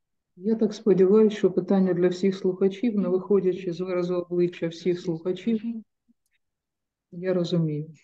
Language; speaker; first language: Ukrainian; native; Ukrainian